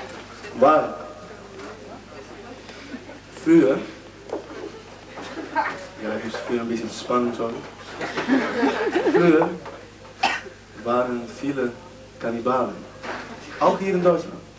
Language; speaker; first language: German; non-native, learner; Dutch